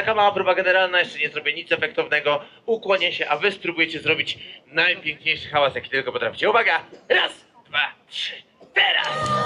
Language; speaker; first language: Polish; native; Polish